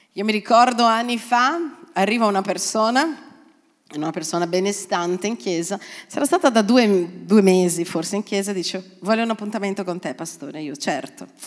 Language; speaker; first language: Italian; non-native, fluent; Portuguese